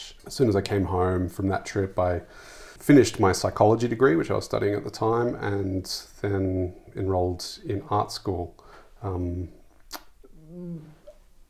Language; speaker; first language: English; native; English